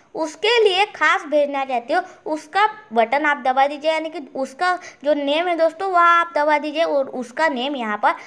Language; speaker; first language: Hindi; non-native, local second language; Marathi